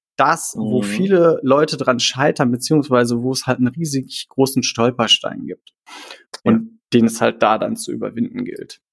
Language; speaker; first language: German; native; German